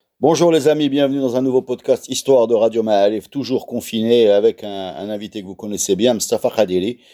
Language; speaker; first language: French; non-native, local second language; Arabic